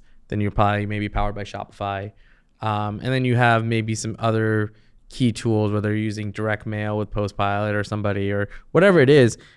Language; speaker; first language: English; native; English